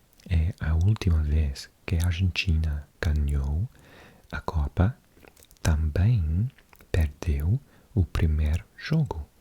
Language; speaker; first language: Portuguese; non-native, learner; English